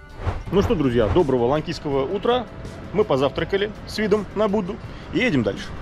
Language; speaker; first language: Russian; native; Russian